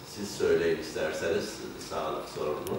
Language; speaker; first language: Turkish; native; Turkish